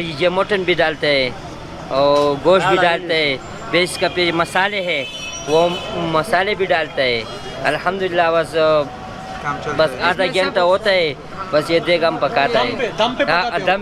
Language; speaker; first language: Hindi; non-native, local second language; Pashto